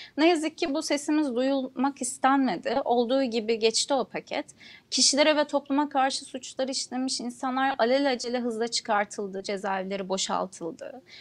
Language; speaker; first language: Turkish; non-native, local second language; Kurdish